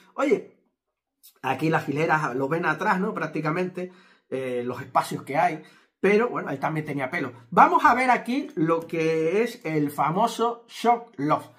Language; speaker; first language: Spanish; native; Spanish